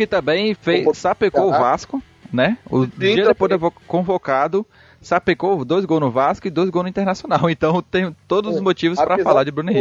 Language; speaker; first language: Portuguese; native; Portuguese